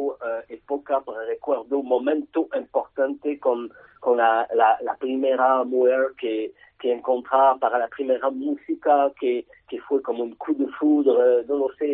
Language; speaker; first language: Spanish; non-native, learner; French